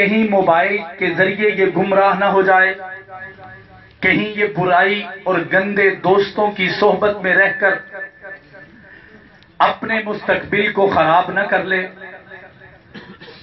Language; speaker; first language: Urdu; non-native, local second language; Punjabi